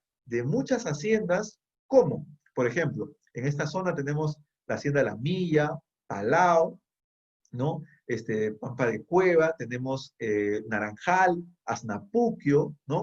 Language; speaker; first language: Spanish; native; Spanish